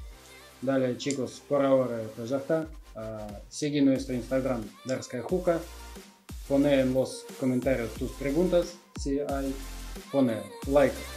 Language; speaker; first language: Spanish; non-native, learner; Russian